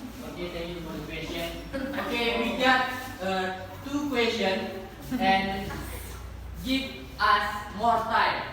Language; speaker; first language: English; non-native, local second language; Indonesian